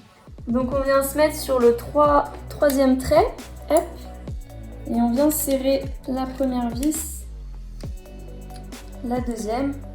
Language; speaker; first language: French; native; French